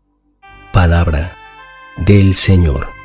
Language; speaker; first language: Spanish; native; Spanish